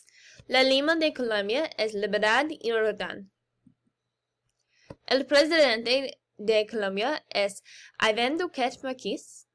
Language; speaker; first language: Spanish; non-native, learner; English